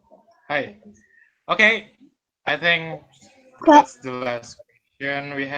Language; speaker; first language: English; non-native, fluent; Indonesian